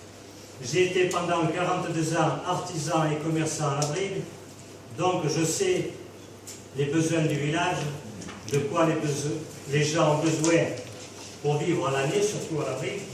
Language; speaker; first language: French; native; French